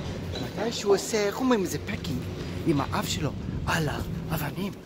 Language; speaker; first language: Hebrew; non-native, fluent; Japanese